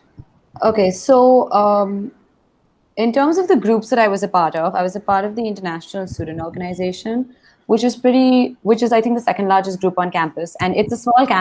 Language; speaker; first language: English; non-native, local second language; Hindi